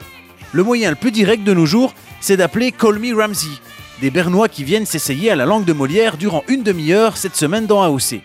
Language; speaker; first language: French; native; French